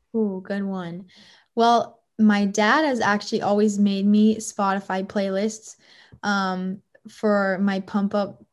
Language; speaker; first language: English; native; English